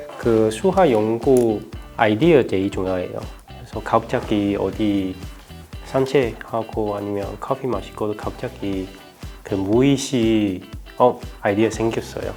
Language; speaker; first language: Korean; non-native, learner; Chinese